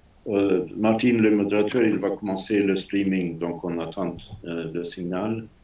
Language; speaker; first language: French; non-native, fluent; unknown